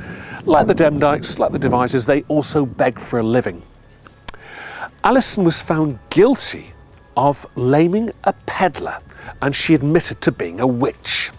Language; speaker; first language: English; native; English